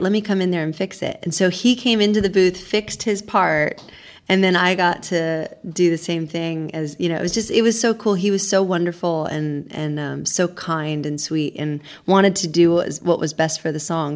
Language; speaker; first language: English; native; English